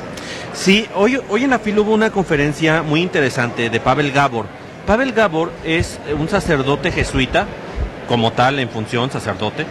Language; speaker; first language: Spanish; native; Spanish